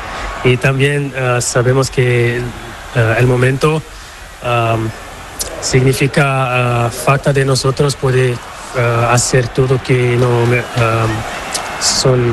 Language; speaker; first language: Spanish; non-native, learner; Portuguese